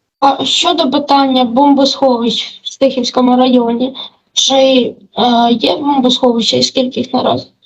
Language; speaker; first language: Ukrainian; native; Ukrainian